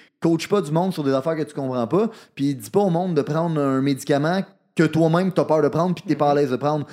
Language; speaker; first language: French; native; French